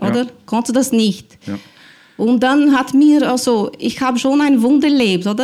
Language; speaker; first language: German; non-native, learner; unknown